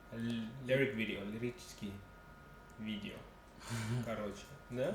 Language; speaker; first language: Russian; non-native, learner; English